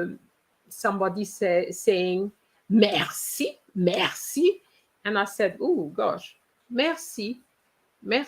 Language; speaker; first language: French; non-native, fluent; English